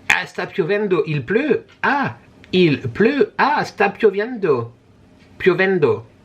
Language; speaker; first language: Italian; non-native, learner; French